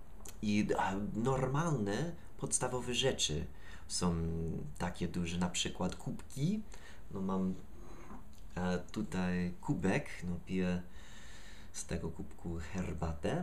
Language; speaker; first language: Polish; non-native, learner; English